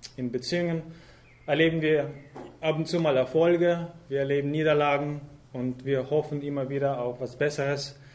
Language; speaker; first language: German; non-native, fluent; Russian